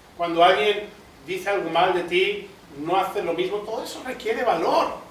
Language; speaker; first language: Spanish; native; Spanish